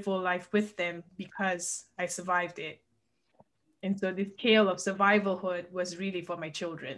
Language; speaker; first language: English; non-native, local second language; Malay